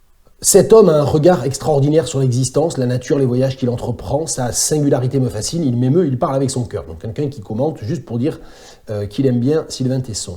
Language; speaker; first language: French; native; French